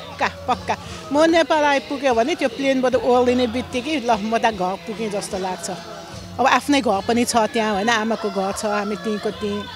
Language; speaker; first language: Nepali; early bilingual, other home language; German